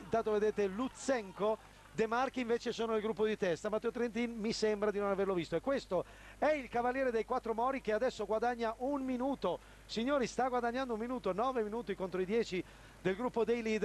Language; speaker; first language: Italian; native; Italian